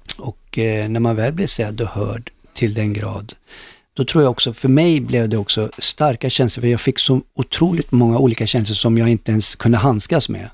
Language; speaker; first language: Swedish; early bilingual, other home language; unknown